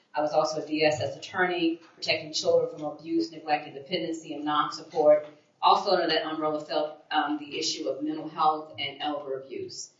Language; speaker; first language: English; native; English